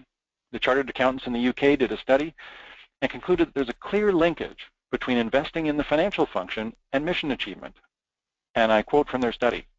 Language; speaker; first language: English; native; English